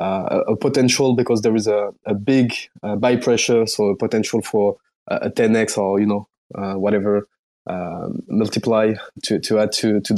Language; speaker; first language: English; non-native, fluent; French